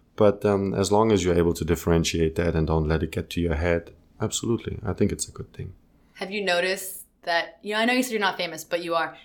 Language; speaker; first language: English; non-native, fluent; German